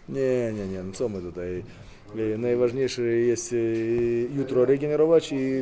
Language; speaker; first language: Polish; non-native, fluent; Russian